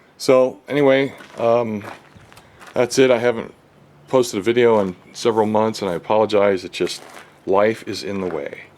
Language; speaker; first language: English; native; English